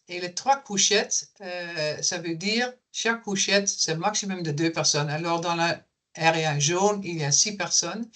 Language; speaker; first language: French; non-native, fluent; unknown